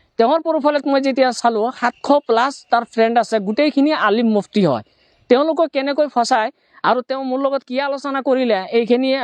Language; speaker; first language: Assamese; non-native, local second language; Bangla